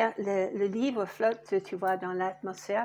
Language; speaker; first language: French; non-native, fluent; English